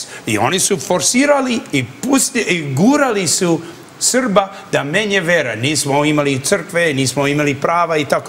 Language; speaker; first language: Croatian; early bilingual, heritage; English